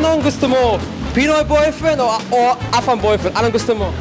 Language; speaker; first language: Filipino; non-native, learner; German